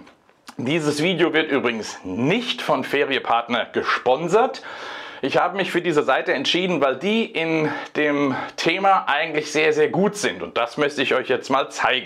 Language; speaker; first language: German; native; German